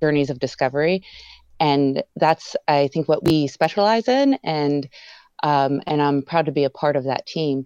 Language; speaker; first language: English; native; English